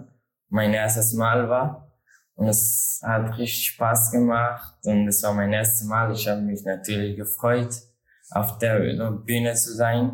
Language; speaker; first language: German; non-native, learner; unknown